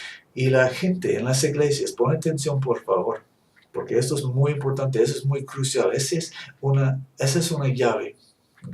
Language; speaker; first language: Spanish; non-native, fluent; English